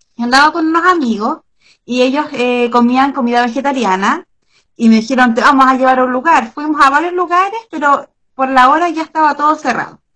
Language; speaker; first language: Spanish; native; Spanish